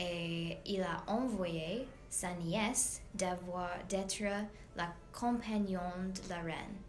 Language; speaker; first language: French; non-native, learner; English